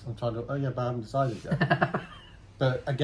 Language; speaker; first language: English; native; English